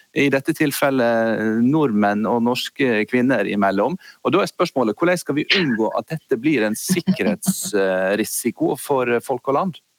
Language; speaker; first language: Norwegian; native; Norwegian